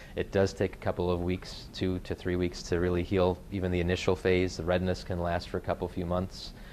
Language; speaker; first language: English; native; English